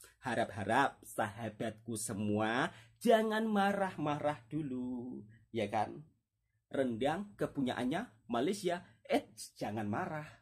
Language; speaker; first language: Indonesian; native; Indonesian